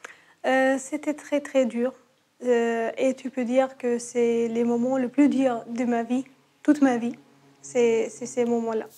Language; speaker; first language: French; non-native, learner; Arabic